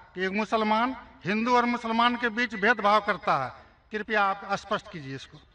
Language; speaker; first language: Hindi; native; Hindi